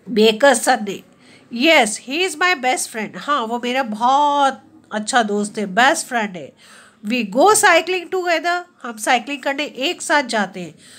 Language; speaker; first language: Hindi; native; Hindi